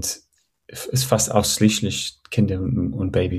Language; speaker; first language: German; non-native, fluent; English